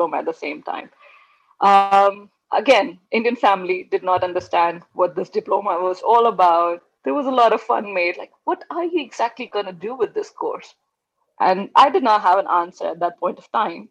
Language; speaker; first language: English; non-native, local second language; Hindi